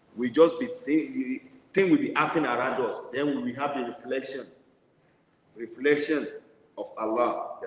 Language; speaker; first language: English; non-native, local second language; Yoruba